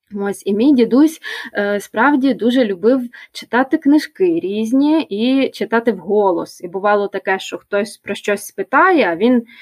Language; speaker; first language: Ukrainian; native; Ukrainian